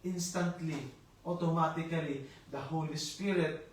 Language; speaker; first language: English; non-native, local second language; Filipino